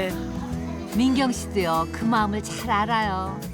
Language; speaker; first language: Korean; native; Korean